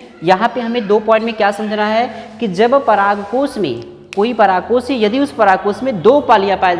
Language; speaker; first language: Hindi; native; Hindi